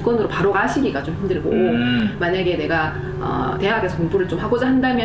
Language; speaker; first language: Korean; native; Korean